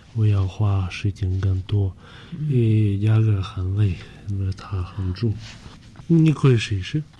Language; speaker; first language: Chinese; non-native, fluent; Russian